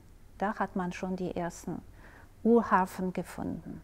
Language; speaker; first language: German; non-native, fluent; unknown